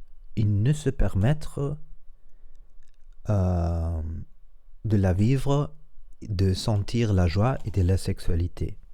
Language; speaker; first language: French; non-native, learner; Spanish